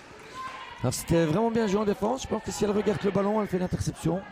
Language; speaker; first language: French; native; French